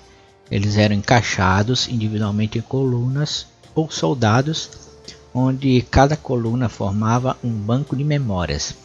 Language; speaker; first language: Portuguese; native; Portuguese